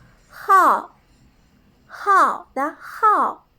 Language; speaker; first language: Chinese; non-native, fluent; Kyrgyz